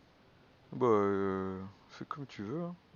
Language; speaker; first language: French; native; French